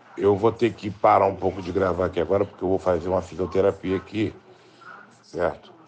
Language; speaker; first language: Portuguese; native; Portuguese